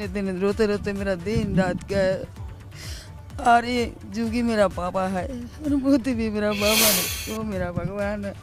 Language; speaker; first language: Hindi; non-native, local second language; Bangla